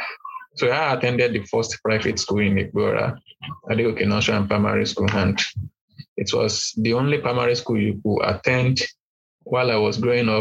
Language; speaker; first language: English; non-native, local second language; Yoruba